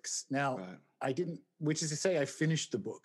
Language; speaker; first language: English; native; English